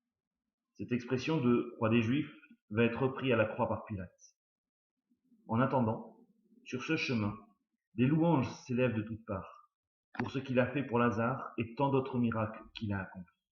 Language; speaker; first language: French; native; French